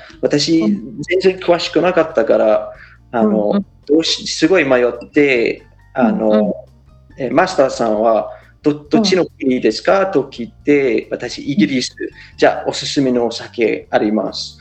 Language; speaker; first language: Japanese; non-native, fluent; English